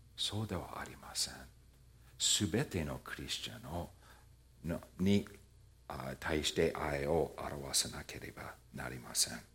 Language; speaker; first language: Japanese; non-native, fluent; English